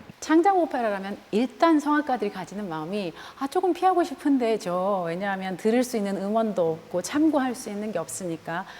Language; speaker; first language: Korean; native; Korean